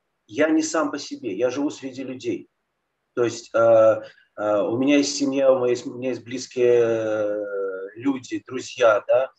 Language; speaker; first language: Russian; native; Russian